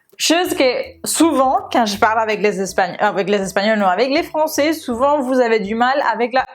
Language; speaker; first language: French; non-native, fluent; Spanish